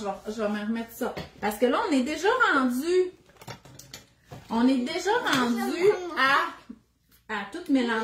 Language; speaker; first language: French; native; French